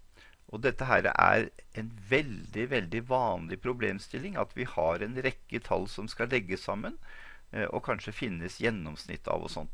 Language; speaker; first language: Norwegian; native; Norwegian